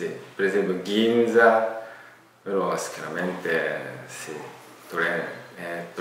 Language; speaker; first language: Italian; non-native, learner; Japanese